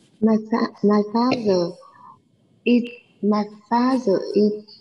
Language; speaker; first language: English; non-native, learner; Vietnamese